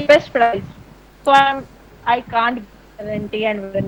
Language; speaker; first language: English; non-native, learner; Hindi